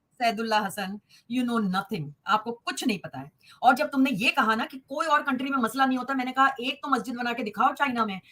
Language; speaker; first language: Hindi; native; Hindi